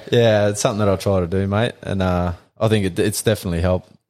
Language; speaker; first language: English; native; English